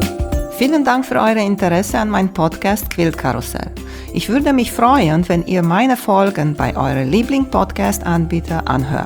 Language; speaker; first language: German; non-native, fluent; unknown